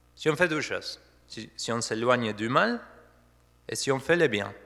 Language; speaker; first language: French; non-native, fluent; Spanish